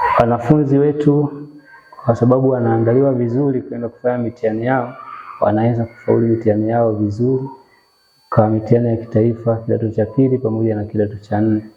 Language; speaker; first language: Swahili; native; Swahili